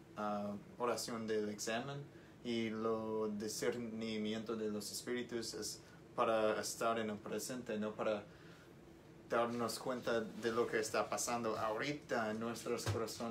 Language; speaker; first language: Spanish; non-native, learner; English